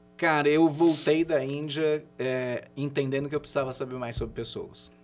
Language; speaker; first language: Portuguese; native; Portuguese